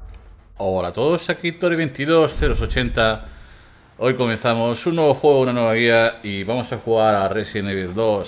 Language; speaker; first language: Spanish; native; Spanish